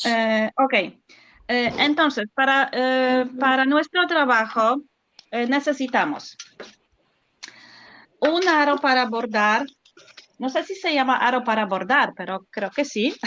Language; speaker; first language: Spanish; non-native, learner; Polish